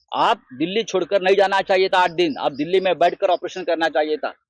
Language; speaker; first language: Hindi; non-native, local second language; Marathi